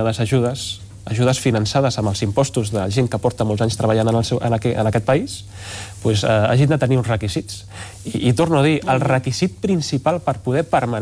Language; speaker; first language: Catalan; native; Catalan